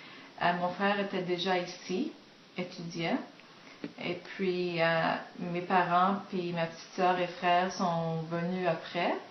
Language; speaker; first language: French; non-native, fluent; Greek